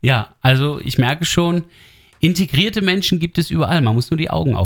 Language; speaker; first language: German; native; German